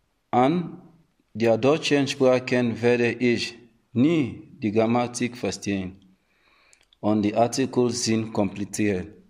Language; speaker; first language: German; non-native, learner; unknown